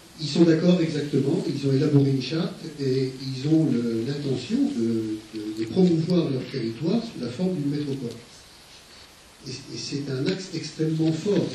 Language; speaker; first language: French; native; French